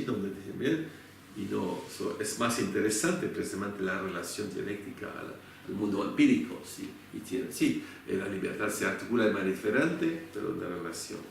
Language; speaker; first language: Spanish; non-native, fluent; French